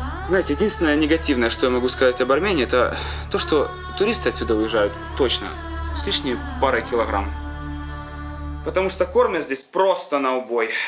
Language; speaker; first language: Russian; native; Russian